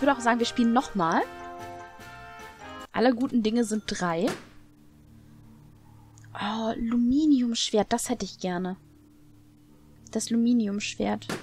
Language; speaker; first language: German; native; German